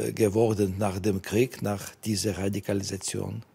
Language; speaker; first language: German; non-native, fluent; Russian